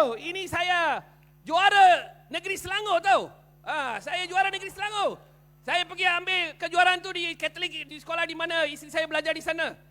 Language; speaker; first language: Malay; non-native, local second language; Tamil